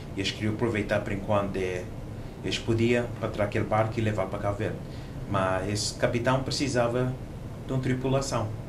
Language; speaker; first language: Portuguese; non-native, local second language; Kabuverdianu